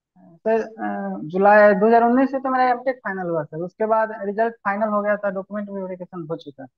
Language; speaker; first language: Hindi; native; Hindi